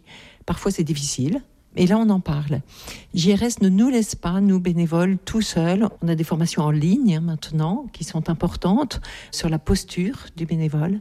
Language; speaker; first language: French; native; French